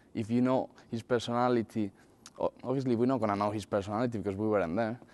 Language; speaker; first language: English; non-native, fluent; Spanish